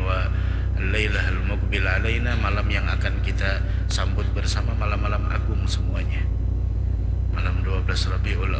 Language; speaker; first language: Indonesian; native; Indonesian